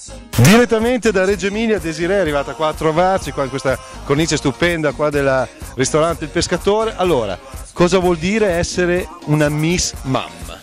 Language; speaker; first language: Italian; native; Italian